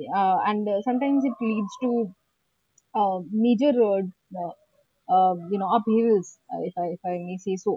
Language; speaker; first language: English; non-native, local second language; Hindi